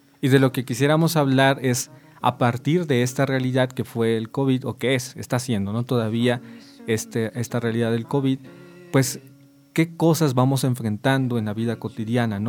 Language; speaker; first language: Spanish; native; Spanish